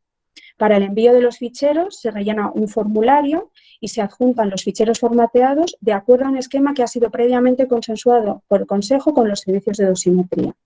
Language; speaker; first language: Spanish; native; Spanish